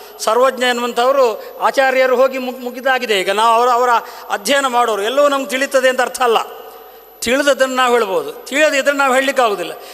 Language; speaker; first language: Kannada; non-native, local second language; Tulu